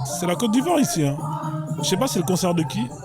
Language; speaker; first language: French; native; French